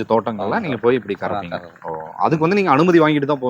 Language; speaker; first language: Tamil; native; Tamil